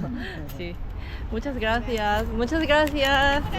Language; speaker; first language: Spanish; non-native, learner; Korean